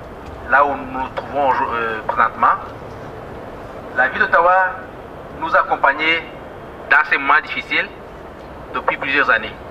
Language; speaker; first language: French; non-native, local second language; Kinyarwanda